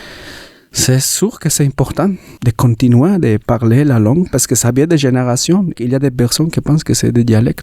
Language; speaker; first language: French; non-native, learner; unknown